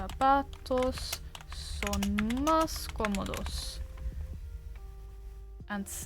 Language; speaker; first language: Spanish; non-native, learner; English